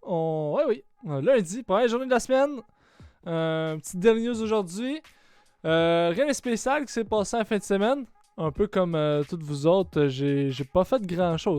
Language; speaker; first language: French; native; French